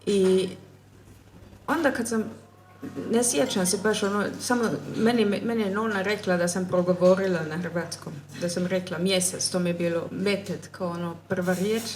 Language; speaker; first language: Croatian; early bilingual, heritage; German